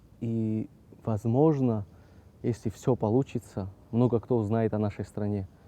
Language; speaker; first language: Russian; non-native, local second language; Abkhazian